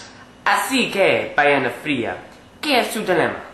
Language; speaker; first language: Spanish; non-native, learner; English